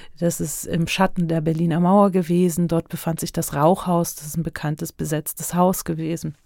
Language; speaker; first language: German; early bilingual, other home language; Turkish